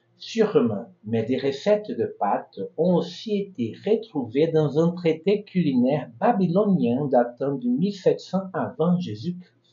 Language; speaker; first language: French; non-native, fluent; Portuguese